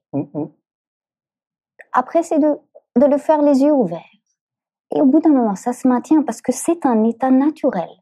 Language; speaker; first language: French; native; French